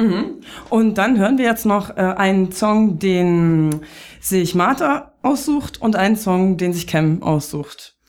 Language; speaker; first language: German; native; German